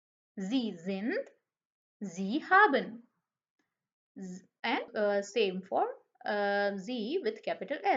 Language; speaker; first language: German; non-native, fluent; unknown